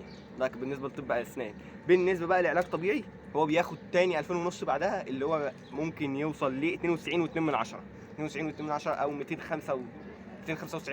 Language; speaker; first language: Arabic; native; Arabic